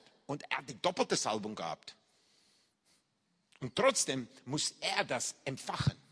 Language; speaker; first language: German; non-native, fluent; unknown